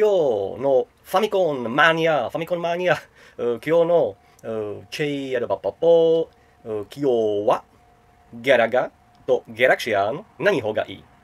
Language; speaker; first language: Japanese; non-native, learner; Czech